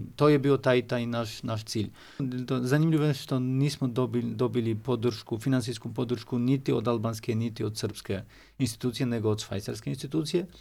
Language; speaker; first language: Serbian; non-native, fluent; Albanian